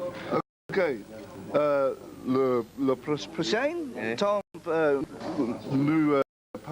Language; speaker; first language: French; non-native, learner; English